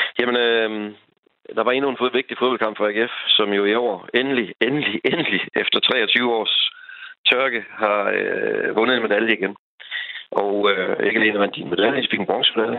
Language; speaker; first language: Danish; native; Danish